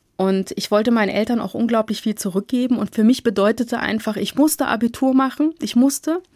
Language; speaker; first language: German; early bilingual, other home language; Turkish